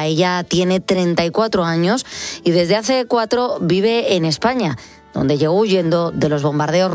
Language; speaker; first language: Spanish; native; Spanish